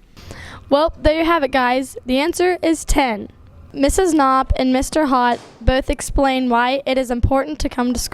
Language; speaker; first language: English; native; English